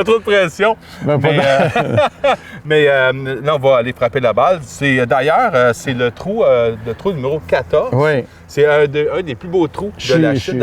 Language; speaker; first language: French; native; French